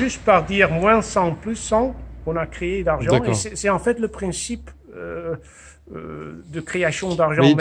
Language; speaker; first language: French; non-native, fluent; Dutch